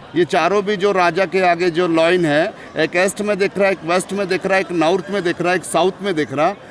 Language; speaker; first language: Hindi; non-native, local second language; Marathi